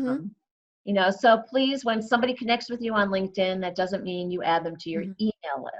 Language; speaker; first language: English; native; English